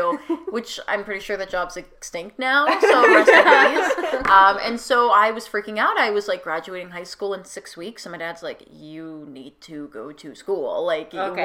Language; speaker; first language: English; native; English